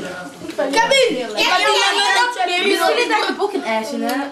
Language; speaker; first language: Dutch; non-native, local second language; French